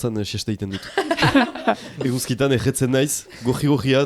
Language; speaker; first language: Basque; native; Basque